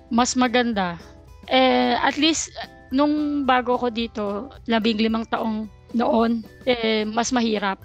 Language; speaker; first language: Filipino; native; Filipino